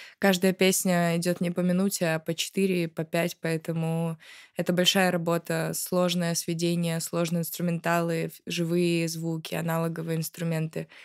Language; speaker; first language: Russian; native; Russian